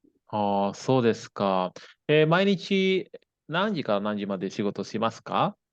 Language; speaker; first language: Japanese; non-native, fluent; Indonesian